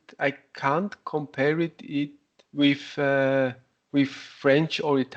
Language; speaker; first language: English; non-native, learner; Italian